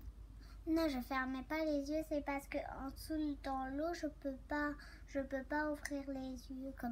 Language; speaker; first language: French; early bilingual, other home language; Turkish